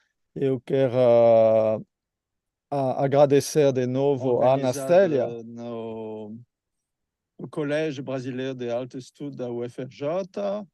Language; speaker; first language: Portuguese; non-native, learner; French